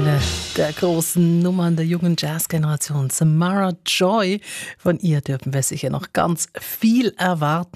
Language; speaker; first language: German; native; German